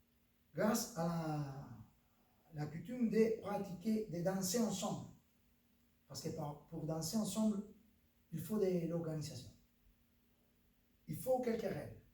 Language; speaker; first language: French; non-native, fluent; Spanish